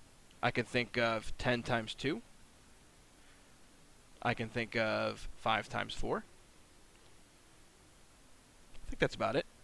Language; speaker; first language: English; native; English